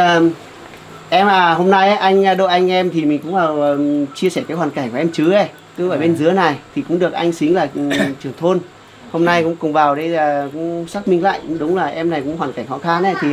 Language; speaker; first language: Vietnamese; native; Vietnamese